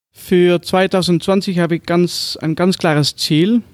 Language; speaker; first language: German; non-native, learner; Dutch